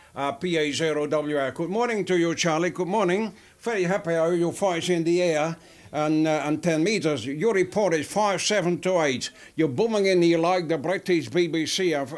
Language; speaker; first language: English; non-native, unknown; Dutch